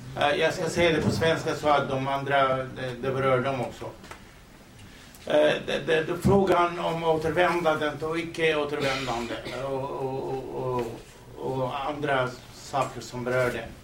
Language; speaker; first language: Swedish; non-native, fluent; Kurdish